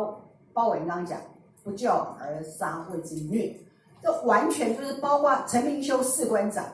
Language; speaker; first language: Chinese; native; Chinese